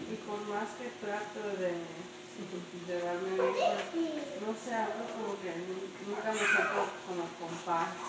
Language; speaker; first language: Spanish; early bilingual, heritage; English